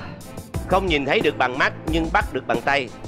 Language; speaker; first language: Vietnamese; native; Vietnamese